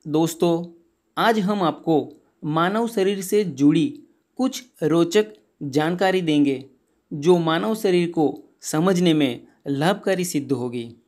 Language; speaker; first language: Hindi; non-native, local second language; Gujarati